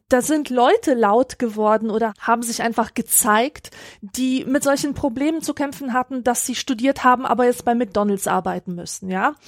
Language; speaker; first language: German; early bilingual, other home language; Polish